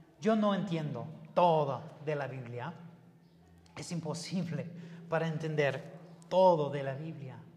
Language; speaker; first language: Spanish; non-native, learner; English